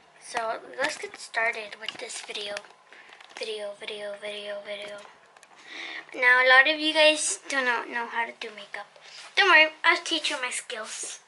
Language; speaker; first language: English; early bilingual, other home language; Spanish